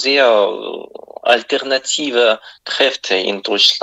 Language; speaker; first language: German; non-native, fluent; Russian